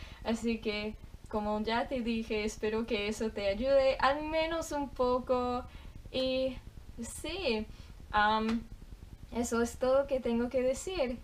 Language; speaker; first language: Spanish; non-native, fluent; English